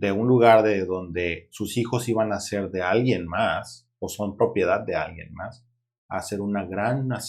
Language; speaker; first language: Spanish; native; Spanish